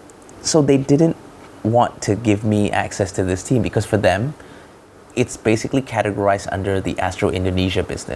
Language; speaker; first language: English; non-native, local second language; Malay